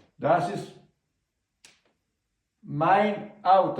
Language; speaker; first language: German; non-native, learner; Ukrainian